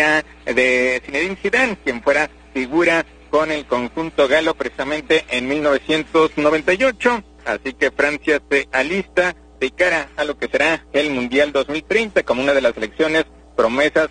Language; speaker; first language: Spanish; native; Spanish